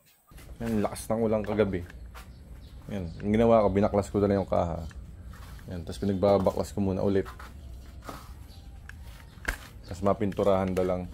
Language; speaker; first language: Filipino; native; Filipino